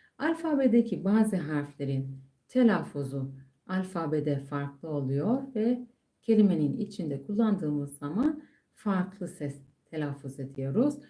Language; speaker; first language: Turkish; non-native, fluent; Persian